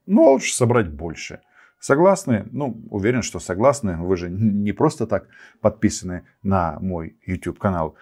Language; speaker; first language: Russian; non-native, local second language; Ukrainian